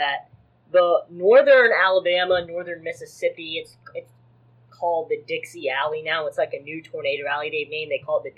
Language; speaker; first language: English; native; English